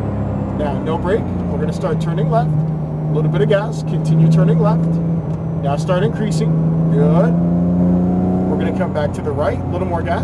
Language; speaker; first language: English; native; English